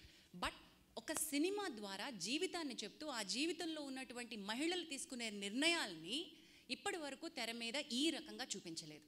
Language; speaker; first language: Telugu; native; Telugu